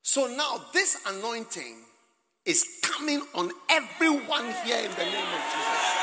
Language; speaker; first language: English; non-native, local second language; Akan